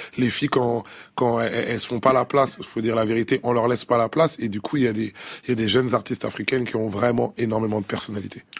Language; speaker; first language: French; early bilingual, other home language; Lingala